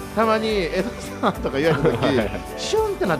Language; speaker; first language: Japanese; native; Japanese